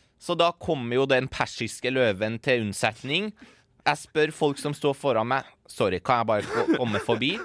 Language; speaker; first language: Norwegian; early bilingual, other home language; Persian